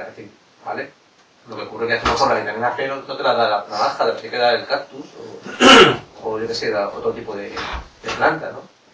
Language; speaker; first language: Spanish; native; Spanish